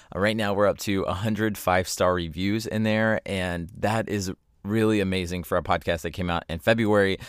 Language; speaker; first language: English; native; English